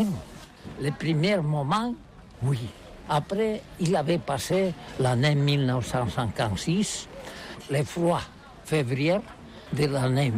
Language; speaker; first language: French; non-native, learner; Catalan